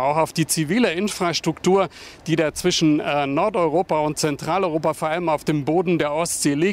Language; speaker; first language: German; native; German